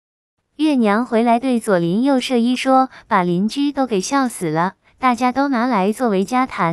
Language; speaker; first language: Chinese; non-native, fluent; Vietnamese